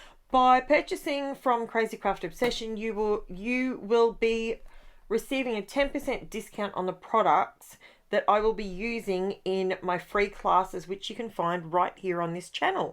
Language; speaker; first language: English; native; English